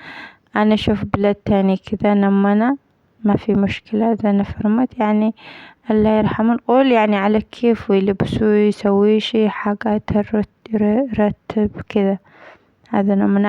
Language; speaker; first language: Arabic; non-native, learner; Amharic